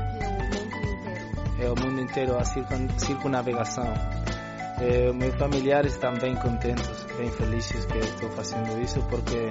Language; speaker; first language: Portuguese; non-native, learner; Spanish